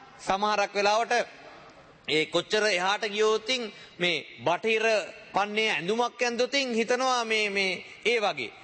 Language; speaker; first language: Sinhala; native; Sinhala